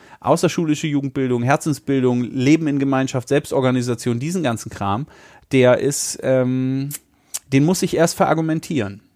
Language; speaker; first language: German; native; German